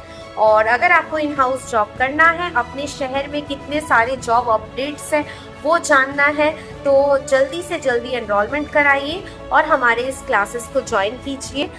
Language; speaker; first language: Hindi; non-native, local second language; Bangla